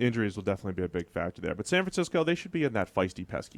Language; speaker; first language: English; native; English